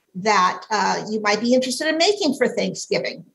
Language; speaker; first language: English; native; English